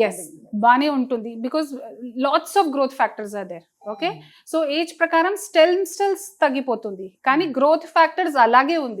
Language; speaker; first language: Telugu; non-native, fluent; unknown